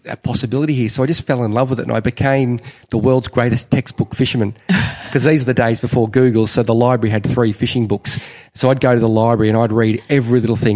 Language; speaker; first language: English; native; English